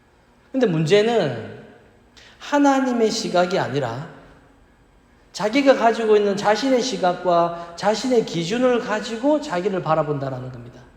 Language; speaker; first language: Korean; native; Korean